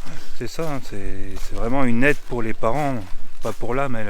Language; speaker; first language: French; native; French